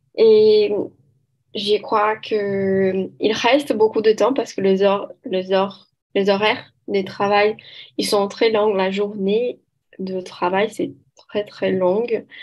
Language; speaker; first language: French; non-native, learner; Portuguese